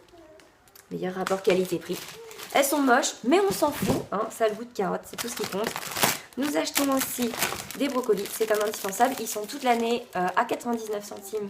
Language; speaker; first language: French; native; French